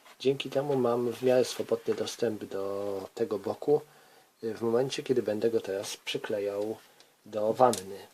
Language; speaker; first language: Polish; native; Polish